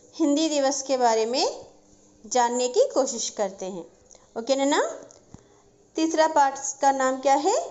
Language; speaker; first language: Hindi; non-native, local second language; Telugu